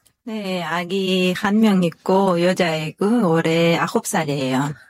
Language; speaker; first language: Korean; non-native, fluent; Kyrgyz